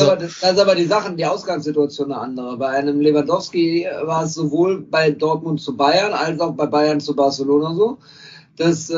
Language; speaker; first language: German; native; German